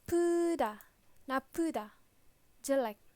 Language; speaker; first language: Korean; non-native, fluent; Indonesian